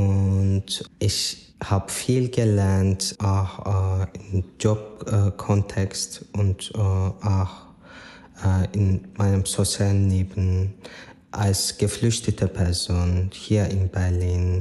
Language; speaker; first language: German; non-native, fluent; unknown